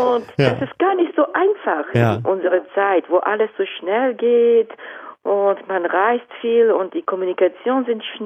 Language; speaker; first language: German; non-native, fluent; Japanese